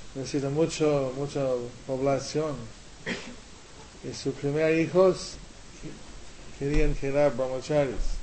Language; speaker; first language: Spanish; non-native, learner; English